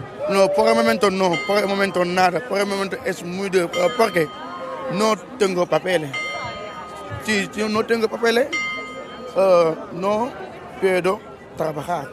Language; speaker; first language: Spanish; non-native, learner; Wolof